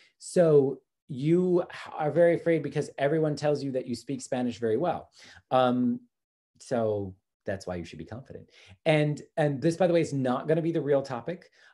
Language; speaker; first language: English; native; English